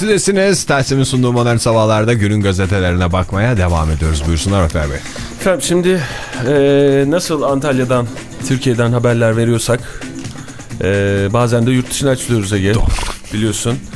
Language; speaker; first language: Turkish; native; Turkish